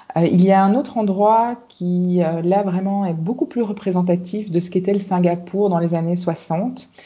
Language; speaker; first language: French; native; French